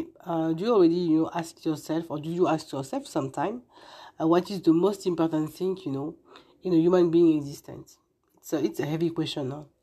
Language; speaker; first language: English; non-native, fluent; French